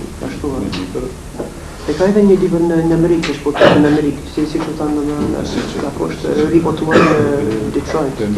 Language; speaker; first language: Albanian; non-native, fluent; English